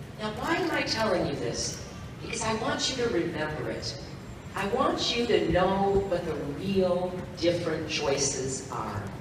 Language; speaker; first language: English; native; English